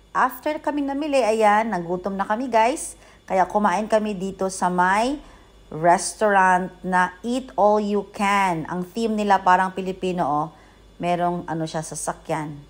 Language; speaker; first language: Filipino; non-native, local second language; Cebuano